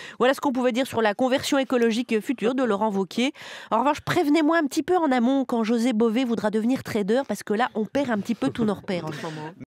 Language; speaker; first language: French; native; French